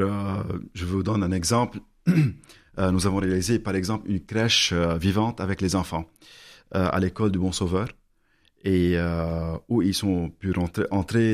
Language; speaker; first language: French; non-native, local second language; Arabic